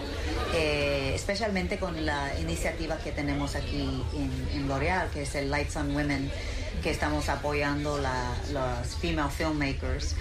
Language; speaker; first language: Spanish; early bilingual, heritage; Spanish